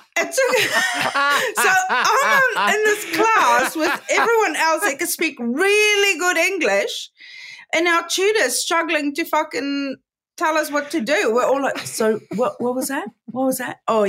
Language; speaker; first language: English; non-native, local second language; Afrikaans